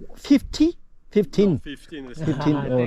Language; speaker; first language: English; non-native, learner; Korean